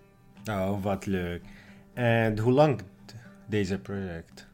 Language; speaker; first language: Dutch; non-native, learner; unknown